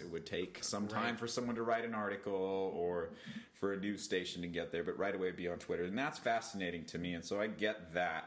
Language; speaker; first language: English; native; English